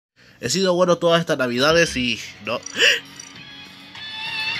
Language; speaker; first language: Spanish; native; Spanish